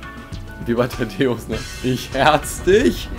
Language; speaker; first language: German; native; German